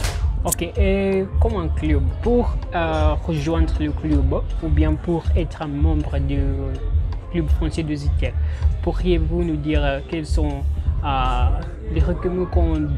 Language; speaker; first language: French; non-native, fluent; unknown